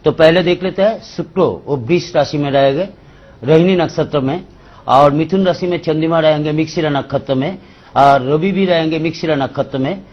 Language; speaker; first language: Hindi; non-native, local second language; Bangla